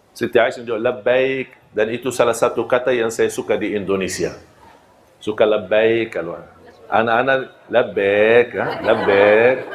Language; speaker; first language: Malay; non-native, fluent; Arabic